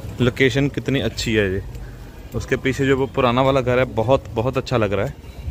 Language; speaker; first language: Hindi; non-native, local second language; Punjabi